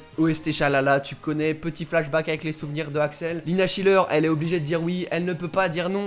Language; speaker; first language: French; native; French